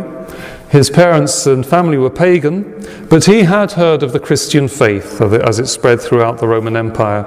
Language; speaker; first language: English; native; English